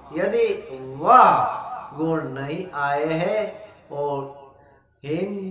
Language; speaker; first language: Hindi; non-native, local second language; Gujarati